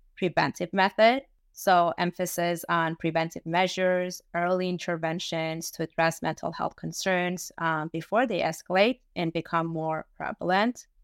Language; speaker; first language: English; early bilingual, other home language; Persian